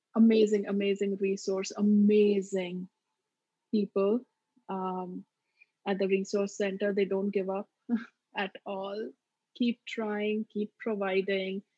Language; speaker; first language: English; non-native, local second language; Marathi